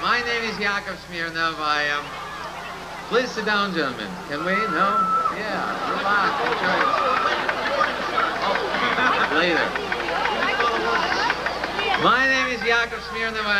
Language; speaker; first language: English; non-native, fluent; Russian